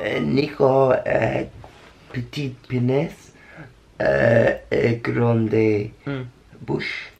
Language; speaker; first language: French; non-native, learner; English